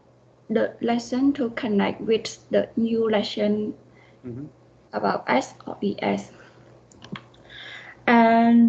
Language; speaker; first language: English; non-native, learner; Khmer